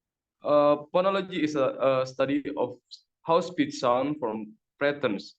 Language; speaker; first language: English; non-native, learner; Indonesian